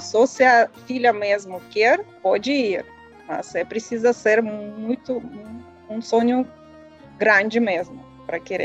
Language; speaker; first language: Portuguese; non-native, learner; Russian